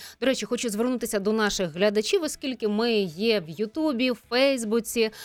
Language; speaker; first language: Ukrainian; native; Ukrainian